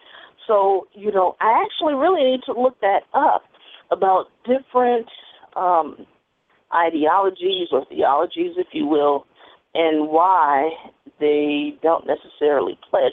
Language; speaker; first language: English; native; English